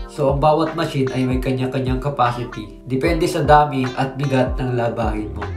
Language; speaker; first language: Filipino; native; Filipino